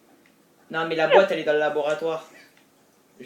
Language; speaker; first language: French; native; French